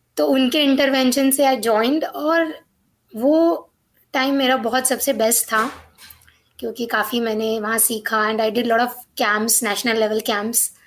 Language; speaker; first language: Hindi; non-native, local second language; Marathi